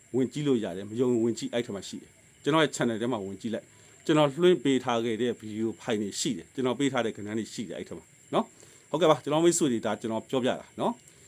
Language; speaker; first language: Burmese; native; Burmese